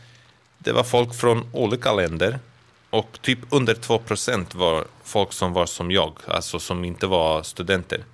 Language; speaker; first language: Swedish; non-native, fluent; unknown